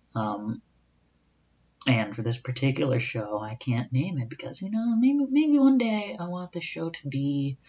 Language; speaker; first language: English; native; English